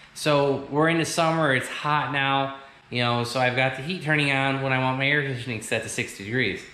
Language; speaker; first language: English; native; English